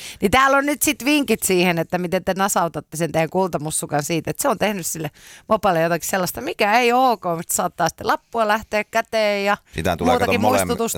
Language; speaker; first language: Finnish; native; Finnish